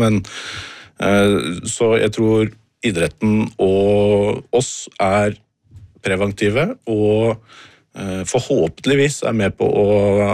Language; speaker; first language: Norwegian; native; Norwegian